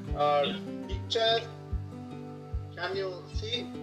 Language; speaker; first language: English; non-native, learner; Sinhala